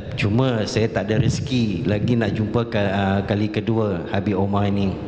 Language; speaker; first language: Malay; non-native, local second language; Chinese